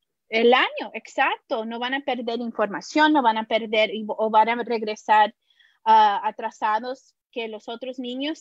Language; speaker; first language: Spanish; early bilingual, heritage; Spanish